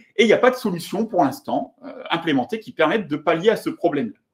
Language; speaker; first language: French; native; French